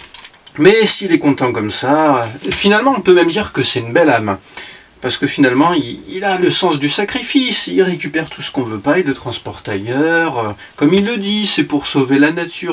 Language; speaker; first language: French; native; French